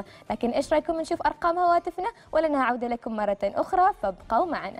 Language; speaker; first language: Arabic; native; Arabic